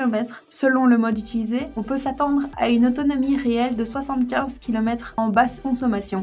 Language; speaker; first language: French; native; French